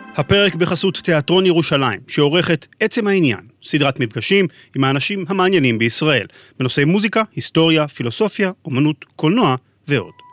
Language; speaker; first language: Hebrew; native; Hebrew